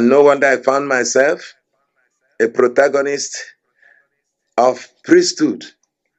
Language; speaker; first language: English; non-native, local second language; Igbo